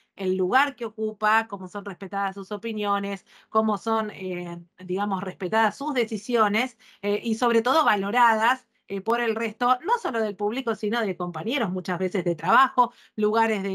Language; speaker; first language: Spanish; native; Spanish